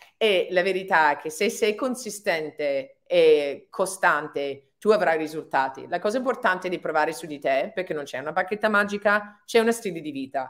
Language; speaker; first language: Italian; non-native, fluent; English